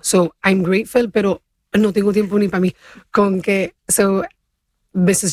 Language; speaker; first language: Spanish; early bilingual, heritage; Spanish